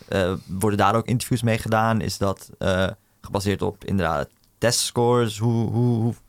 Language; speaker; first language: Dutch; early bilingual, other home language; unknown